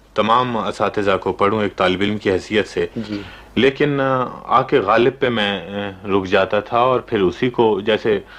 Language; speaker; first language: Urdu; non-native, local second language; Pashto